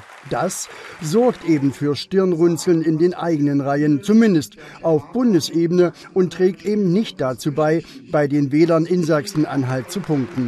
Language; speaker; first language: German; native; German